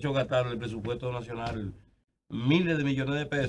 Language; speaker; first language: Spanish; native; Spanish